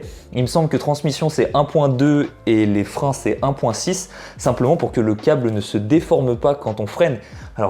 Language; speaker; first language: French; native; French